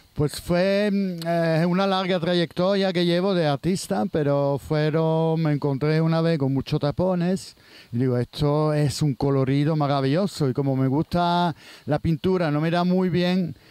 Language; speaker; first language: Spanish; non-native, fluent; Swiss German